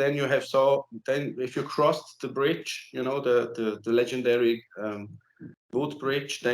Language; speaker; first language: English; non-native, fluent; German